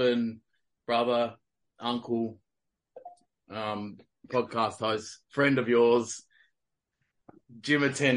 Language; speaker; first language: English; native; English